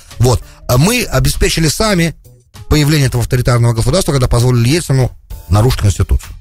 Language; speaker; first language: Russian; native; Russian